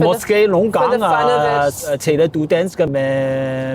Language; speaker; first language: Danish; non-native, learner; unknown